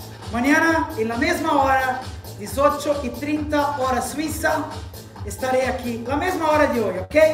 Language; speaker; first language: Spanish; non-native, fluent; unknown